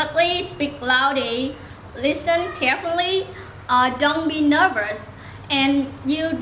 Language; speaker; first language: English; non-native, learner; Vietnamese